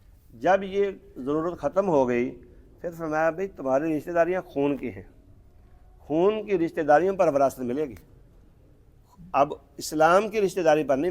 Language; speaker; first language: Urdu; non-native, local second language; Punjabi